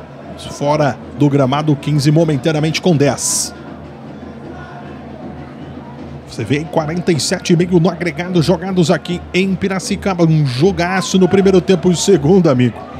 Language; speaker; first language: Portuguese; native; Portuguese